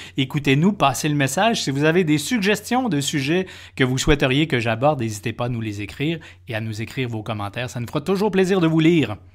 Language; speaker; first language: French; native; French